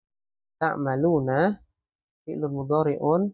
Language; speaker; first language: Arabic; non-native, fluent; Indonesian